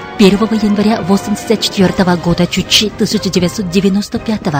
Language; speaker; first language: Russian; non-native, fluent; Korean